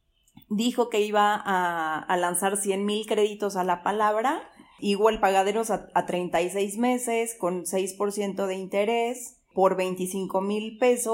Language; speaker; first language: Spanish; native; Spanish